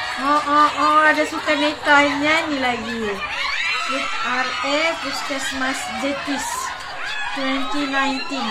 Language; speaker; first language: Malay; native; Malay